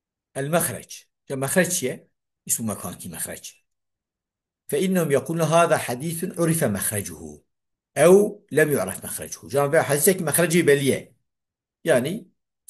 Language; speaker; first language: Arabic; non-native, learner; Kurdish